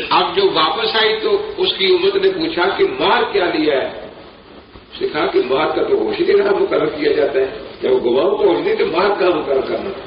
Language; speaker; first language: Urdu; non-native, local second language; Punjabi